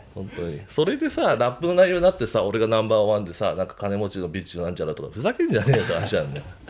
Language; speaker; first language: Japanese; native; Japanese